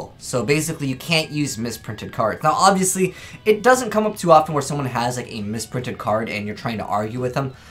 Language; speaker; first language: English; native; English